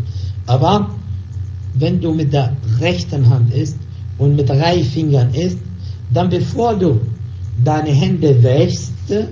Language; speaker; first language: German; non-native, fluent; Arabic